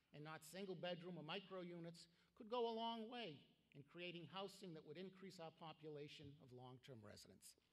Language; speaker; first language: English; native; English